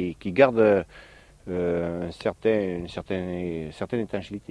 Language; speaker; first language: French; native; French